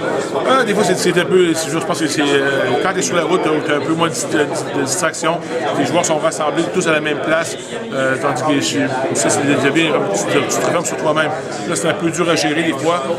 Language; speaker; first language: French; native; French